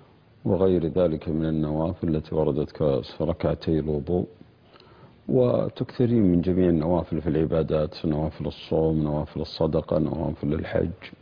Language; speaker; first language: Arabic; native; Arabic